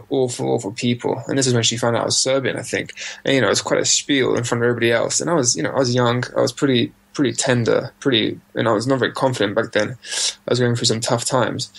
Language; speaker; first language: English; native; English